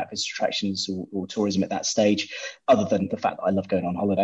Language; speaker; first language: English; native; English